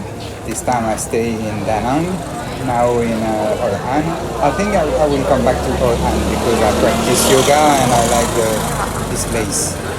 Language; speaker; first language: English; non-native, fluent; French